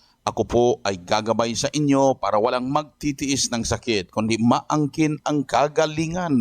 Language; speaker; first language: Filipino; native; Filipino